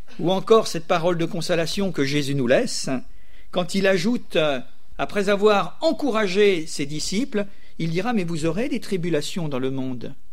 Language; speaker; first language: French; native; French